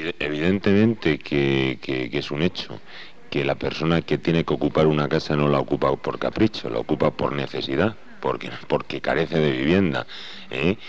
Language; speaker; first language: Spanish; native; Spanish